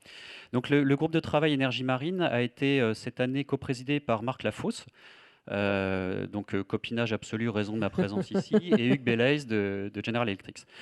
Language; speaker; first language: French; native; French